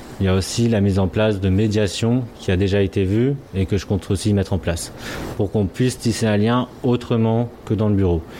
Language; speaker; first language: French; native; French